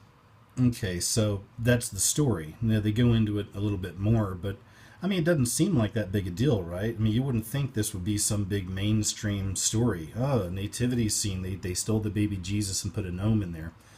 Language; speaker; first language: English; native; English